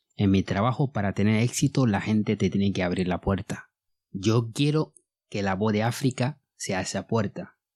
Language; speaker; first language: Spanish; non-native, fluent; Bambara